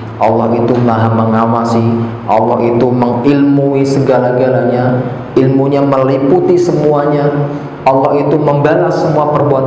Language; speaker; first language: Indonesian; native; Indonesian